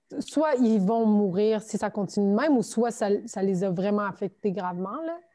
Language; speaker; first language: French; early bilingual, other home language; Turkish